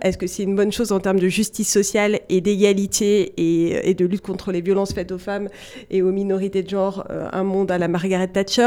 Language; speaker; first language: French; native; French